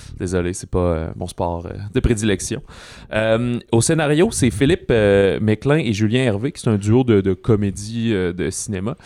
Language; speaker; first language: French; native; French